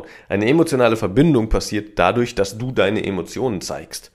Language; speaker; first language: German; native; German